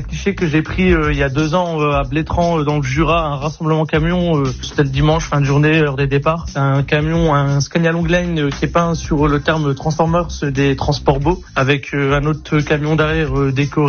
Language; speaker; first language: French; native; French